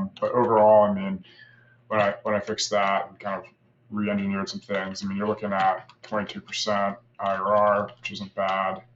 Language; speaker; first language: English; native; English